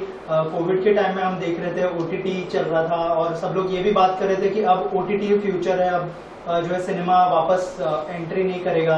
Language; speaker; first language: Hindi; native; Hindi